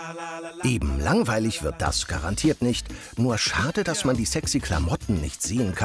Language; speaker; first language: German; native; German